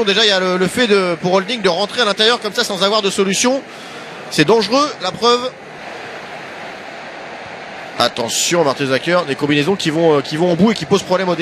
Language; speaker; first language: French; native; French